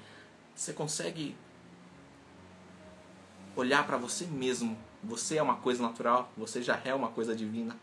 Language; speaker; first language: Portuguese; native; Portuguese